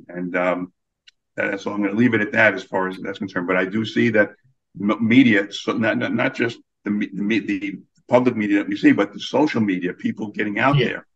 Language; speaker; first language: English; native; English